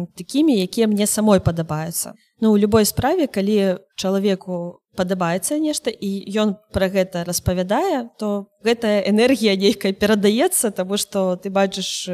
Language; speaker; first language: Belarusian; non-native, local second language; Russian